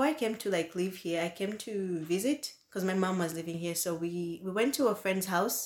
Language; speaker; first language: English; non-native, local second language; Ganda